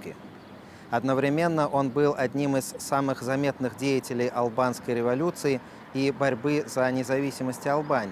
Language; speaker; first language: Russian; native; Russian